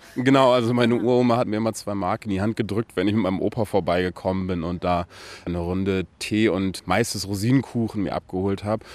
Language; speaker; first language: German; native; German